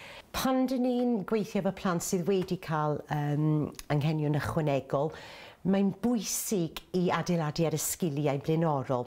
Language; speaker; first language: Welsh; native; Welsh